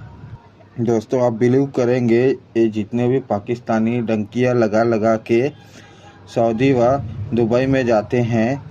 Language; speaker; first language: Hindi; native; Hindi